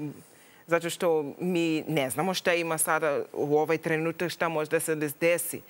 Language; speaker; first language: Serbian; non-native, learner; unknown